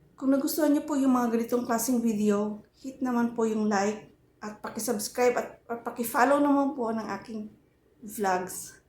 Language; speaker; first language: Filipino; native; Filipino